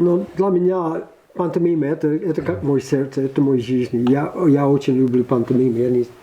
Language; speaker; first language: Russian; non-native, learner; English